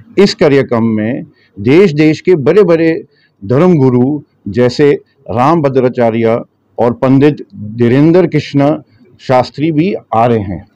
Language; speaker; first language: Hindi; early bilingual, heritage; Hindi